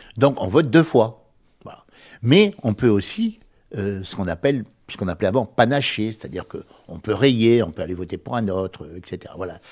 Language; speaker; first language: French; native; French